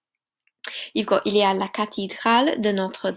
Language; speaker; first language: French; non-native, fluent; English